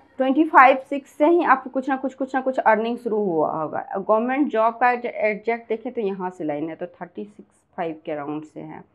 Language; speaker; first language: Hindi; native; Hindi